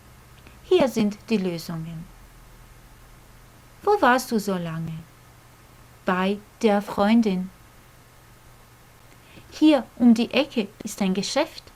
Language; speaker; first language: German; non-native, fluent; Croatian